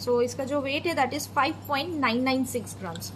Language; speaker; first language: Hindi; non-native, local second language; Bangla